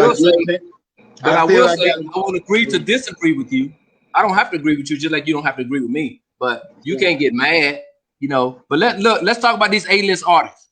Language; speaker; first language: English; native; English